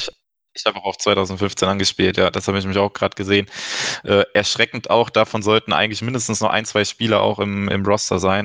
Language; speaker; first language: German; native; German